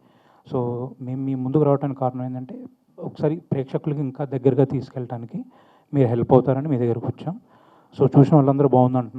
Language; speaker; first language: Telugu; native; Telugu